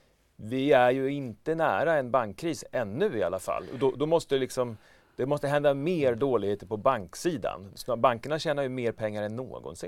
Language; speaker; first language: Swedish; native; Swedish